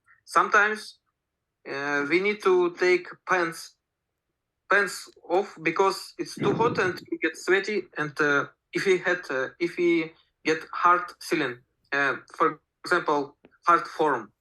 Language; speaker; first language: English; non-native, learner; Russian